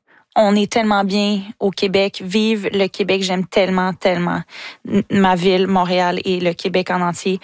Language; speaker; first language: French; native; French